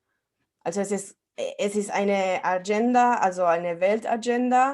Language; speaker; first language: German; non-native, fluent; Spanish